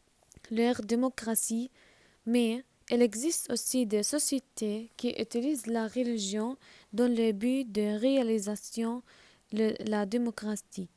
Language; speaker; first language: French; non-native, learner; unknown